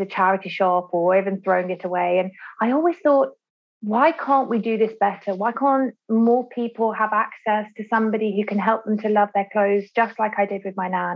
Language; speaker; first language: English; native; English